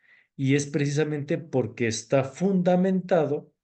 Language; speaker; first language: Spanish; native; Spanish